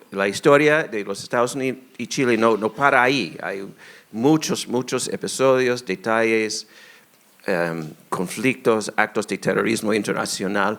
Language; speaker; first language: Spanish; non-native, fluent; English